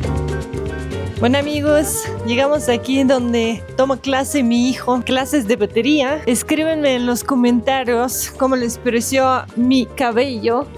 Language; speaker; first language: Spanish; non-native, fluent; Russian